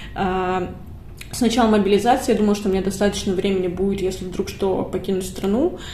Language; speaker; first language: Russian; native; Russian